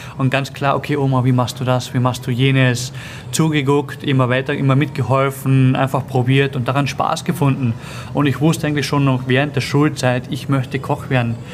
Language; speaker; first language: German; native; German